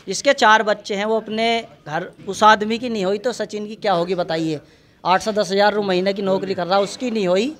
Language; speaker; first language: Hindi; native; Hindi